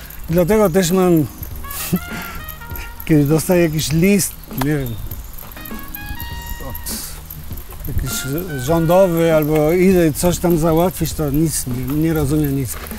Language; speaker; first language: Polish; non-native, fluent; Spanish